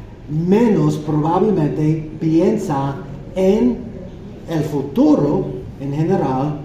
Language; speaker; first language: Spanish; non-native, fluent; English